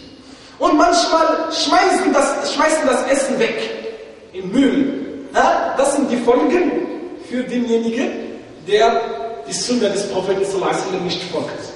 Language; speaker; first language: German; non-native, fluent; Arabic